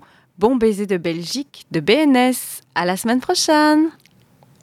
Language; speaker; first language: French; native; French